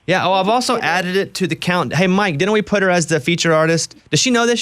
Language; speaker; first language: English; native; English